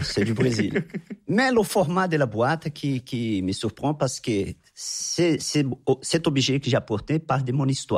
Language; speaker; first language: French; non-native, fluent; Portuguese